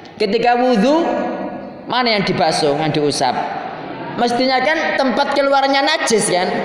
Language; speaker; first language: Indonesian; non-native, local second language; Javanese